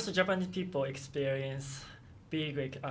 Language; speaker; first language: English; non-native, learner; Japanese